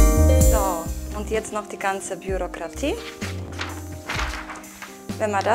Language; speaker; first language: German; non-native, fluent; Polish